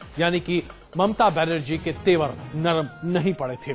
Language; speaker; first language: Hindi; native; Hindi